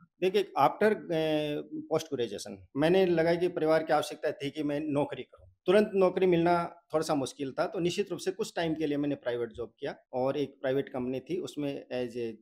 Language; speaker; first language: Hindi; native; Hindi